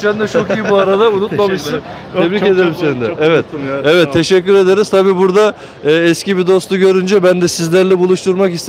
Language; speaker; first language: Turkish; native; Turkish